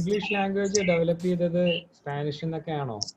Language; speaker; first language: Malayalam; native; Malayalam